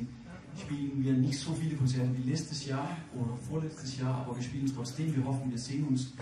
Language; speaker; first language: German; non-native, fluent; Danish